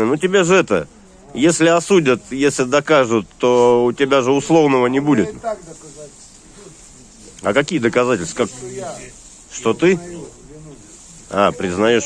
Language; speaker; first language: Russian; native; Russian